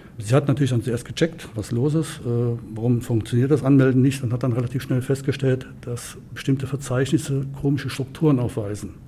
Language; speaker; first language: German; native; German